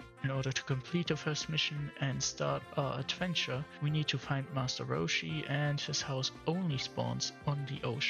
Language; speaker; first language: English; non-native, fluent; German